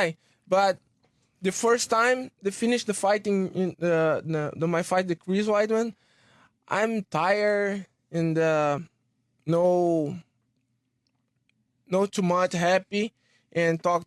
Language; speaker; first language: English; non-native, learner; Portuguese